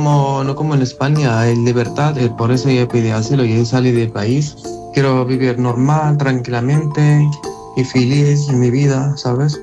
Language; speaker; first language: Spanish; non-native, learner; Arabic